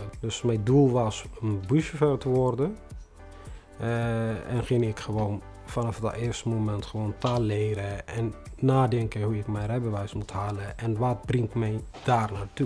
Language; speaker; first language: Dutch; non-native, fluent; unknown